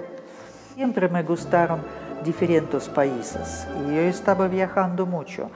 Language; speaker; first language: Spanish; non-native, fluent; Russian